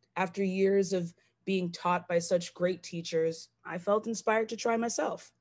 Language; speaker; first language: English; native; English